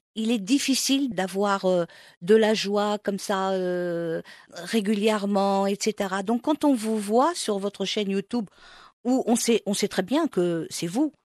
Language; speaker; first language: French; non-native, local second language; Arabic